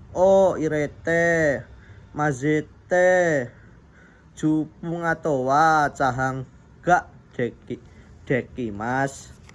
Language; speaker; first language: Japanese; non-native, learner; Indonesian